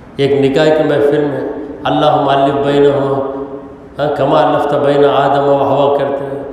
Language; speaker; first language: Urdu; native; Urdu